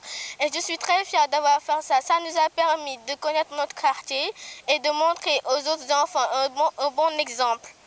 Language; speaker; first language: French; non-native, local second language; Wolof